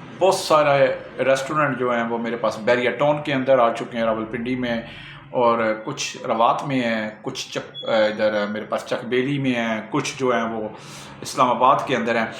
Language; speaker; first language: Urdu; non-native, local second language; Pashto